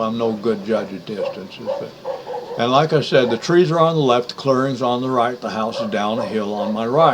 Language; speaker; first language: English; native; English